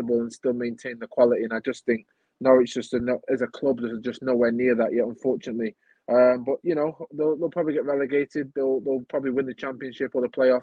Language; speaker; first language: English; native; English